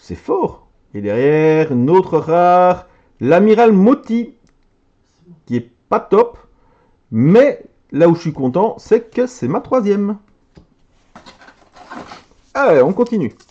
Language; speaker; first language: French; native; French